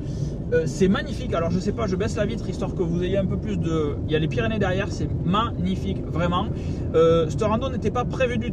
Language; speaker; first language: French; native; French